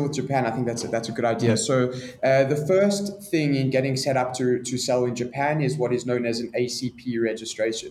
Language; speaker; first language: English; native; English